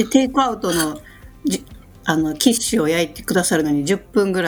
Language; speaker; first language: Japanese; native; Japanese